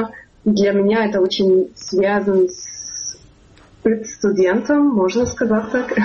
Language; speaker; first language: Russian; non-native, fluent; German